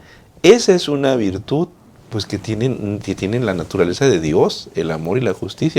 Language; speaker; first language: Spanish; native; Spanish